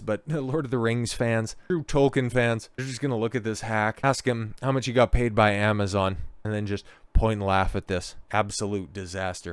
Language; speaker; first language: English; native; English